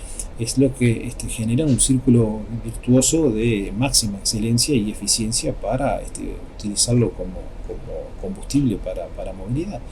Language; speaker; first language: Spanish; native; Spanish